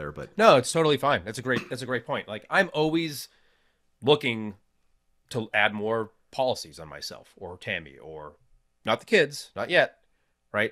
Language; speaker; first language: English; native; English